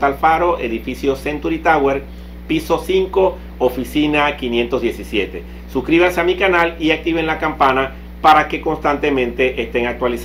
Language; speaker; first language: Spanish; native; Spanish